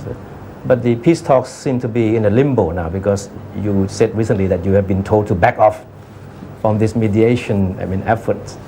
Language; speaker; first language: English; non-native, fluent; Thai